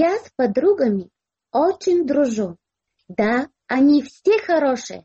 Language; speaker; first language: Russian; non-native, local second language; Azerbaijani